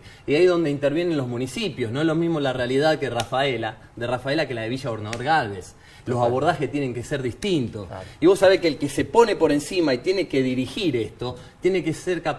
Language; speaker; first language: Spanish; native; Spanish